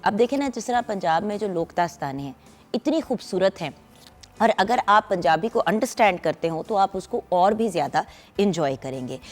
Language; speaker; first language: Urdu; non-native, local second language; Punjabi